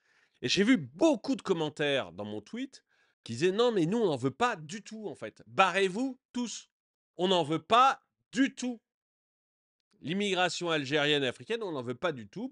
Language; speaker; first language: French; native; French